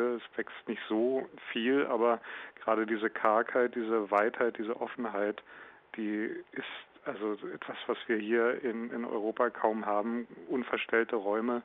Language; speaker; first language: German; native; German